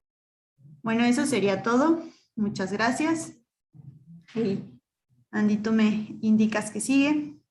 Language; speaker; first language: Spanish; native; Spanish